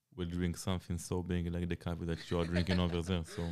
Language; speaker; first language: English; non-native, fluent; Hebrew